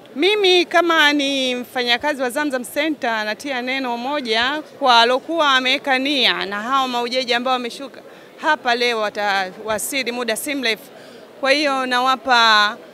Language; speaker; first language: Swahili; native; Swahili